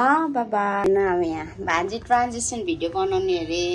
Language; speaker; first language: Nepali; native; Nepali